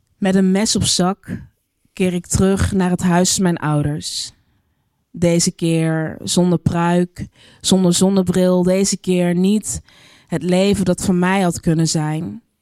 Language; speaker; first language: Dutch; native; Dutch